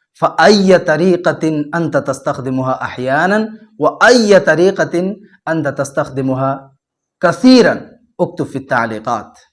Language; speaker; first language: Arabic; non-native, fluent; Urdu